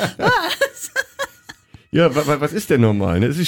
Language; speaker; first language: German; native; German